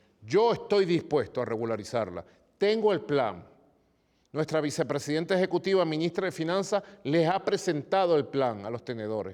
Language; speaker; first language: Spanish; native; Spanish